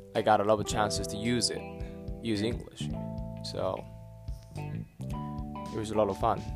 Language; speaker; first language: English; non-native, fluent; Japanese